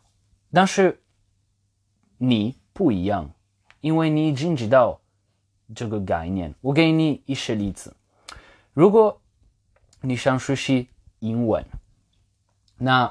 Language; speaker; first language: Chinese; non-native, fluent; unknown